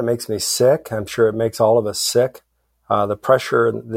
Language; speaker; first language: English; native; English